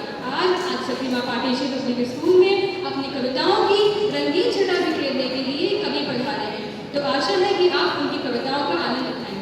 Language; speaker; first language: Hindi; native; Hindi